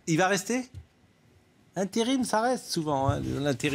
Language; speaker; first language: French; native; French